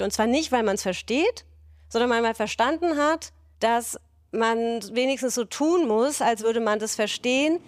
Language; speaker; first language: German; native; German